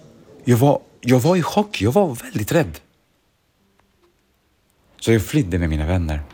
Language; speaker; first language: Swedish; early bilingual, other home language; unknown